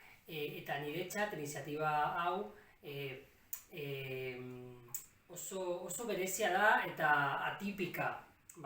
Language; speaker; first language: Basque; non-native, local second language; Catalan